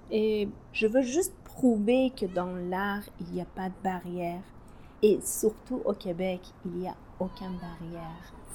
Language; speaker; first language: French; non-native, learner; Persian